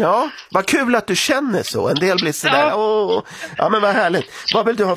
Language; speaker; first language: Swedish; native; Swedish